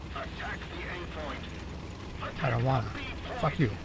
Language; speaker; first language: English; native; English